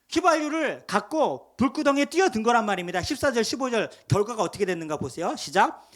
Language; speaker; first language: Korean; native; Korean